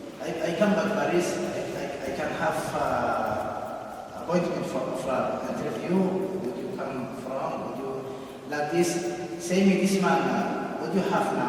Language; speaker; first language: English; non-native, learner; Somali